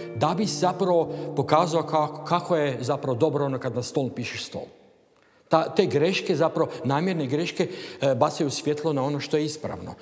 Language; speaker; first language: Croatian; native; Croatian